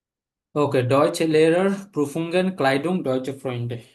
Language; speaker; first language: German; non-native, learner; Bangla